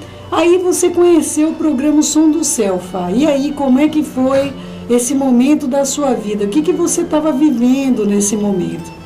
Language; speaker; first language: Portuguese; native; Portuguese